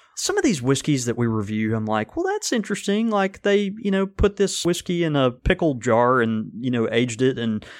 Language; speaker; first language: English; native; English